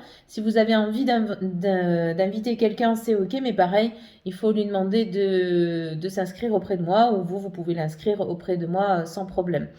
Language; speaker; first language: French; native; French